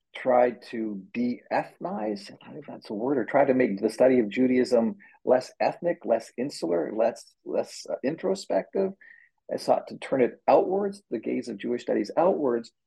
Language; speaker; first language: English; native; English